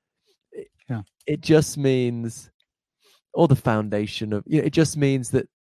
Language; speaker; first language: English; native; English